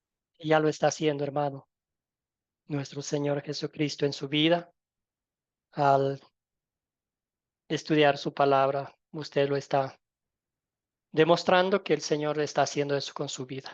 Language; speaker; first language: Spanish; native; Spanish